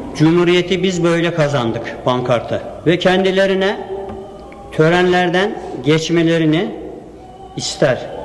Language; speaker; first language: Turkish; native; Turkish